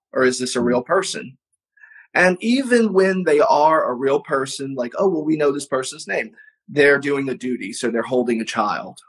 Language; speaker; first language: English; native; English